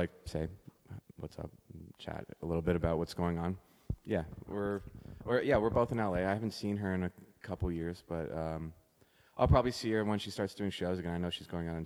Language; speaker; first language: English; native; English